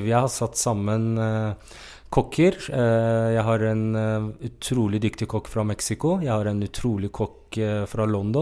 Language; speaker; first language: Norwegian; non-native, fluent; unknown